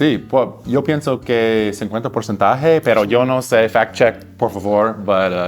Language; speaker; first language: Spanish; non-native, learner; English